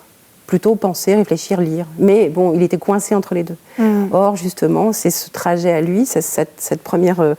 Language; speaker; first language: French; native; French